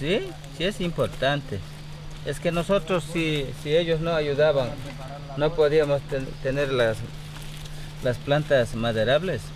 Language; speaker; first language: Spanish; non-native, local second language; Quechua